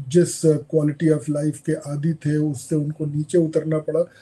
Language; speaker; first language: Hindi; native; Hindi